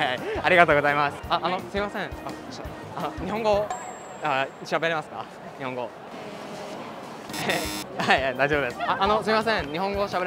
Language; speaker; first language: Japanese; non-native, fluent; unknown